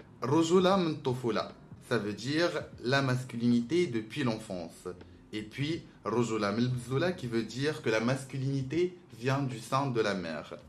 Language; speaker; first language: French; non-native, local second language; Arabic